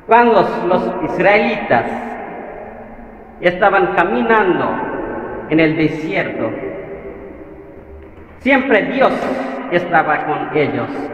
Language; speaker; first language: Spanish; non-native, fluent; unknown